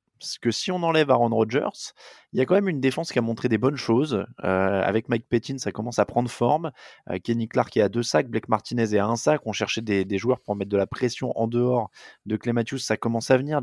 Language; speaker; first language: French; native; French